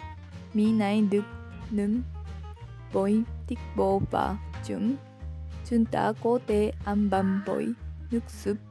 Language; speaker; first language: Vietnamese; non-native, learner; Japanese